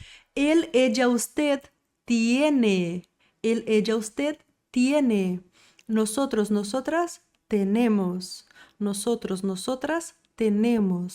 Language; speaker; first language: Spanish; non-native, fluent; Portuguese